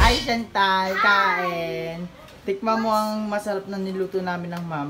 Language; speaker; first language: Filipino; native; Filipino